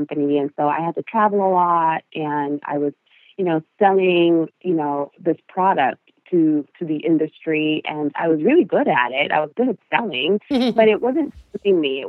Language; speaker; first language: English; non-native, fluent; Spanish